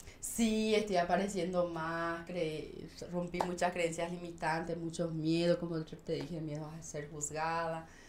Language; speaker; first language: Spanish; native; Spanish